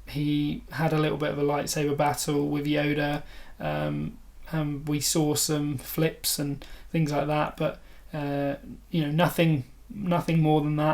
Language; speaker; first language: English; native; English